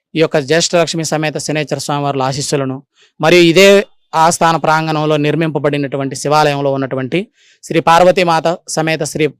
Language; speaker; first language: Telugu; native; Telugu